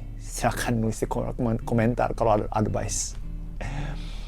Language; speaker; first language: Indonesian; non-native, fluent; Japanese